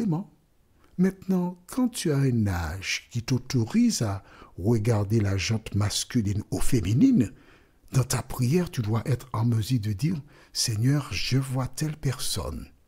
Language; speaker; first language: French; native; French